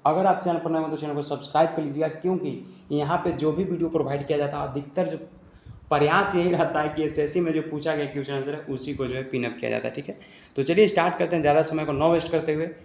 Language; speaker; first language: Hindi; native; Hindi